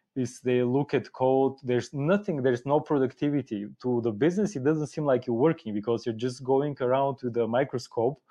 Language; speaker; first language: English; non-native, fluent; Bulgarian